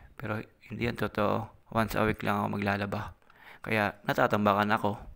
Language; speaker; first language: Filipino; non-native, local second language; Cebuano